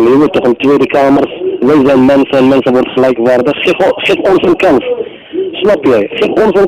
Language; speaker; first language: Dutch; non-native, learner; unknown